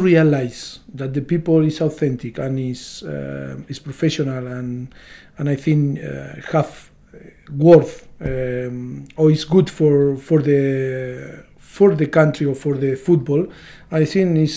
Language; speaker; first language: English; non-native, learner; Spanish